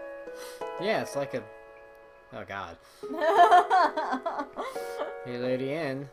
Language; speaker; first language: English; native; English